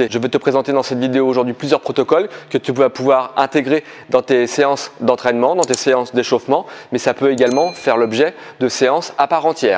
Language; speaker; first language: French; native; French